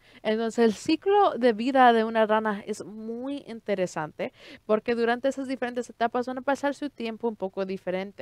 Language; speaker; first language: Spanish; early bilingual, heritage; Spanish